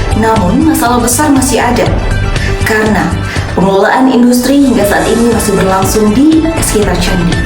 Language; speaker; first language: Indonesian; native; Indonesian